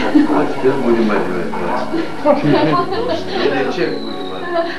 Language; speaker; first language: Russian; non-native, local second language; Kyrgyz